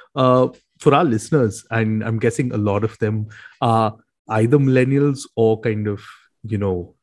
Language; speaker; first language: English; non-native, local second language; Hindi